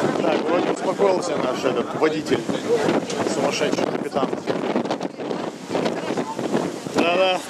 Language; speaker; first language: Russian; native; Russian